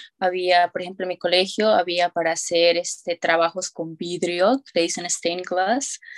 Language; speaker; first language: Spanish; native; Spanish